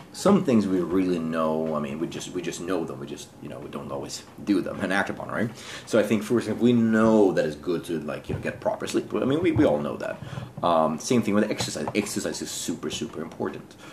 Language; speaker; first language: English; non-native, fluent; Swedish